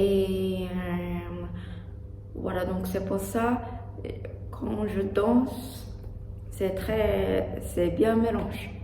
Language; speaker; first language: French; non-native, learner; Japanese